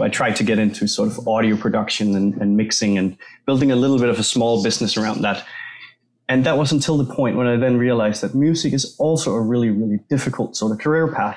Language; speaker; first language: English; non-native, fluent; Danish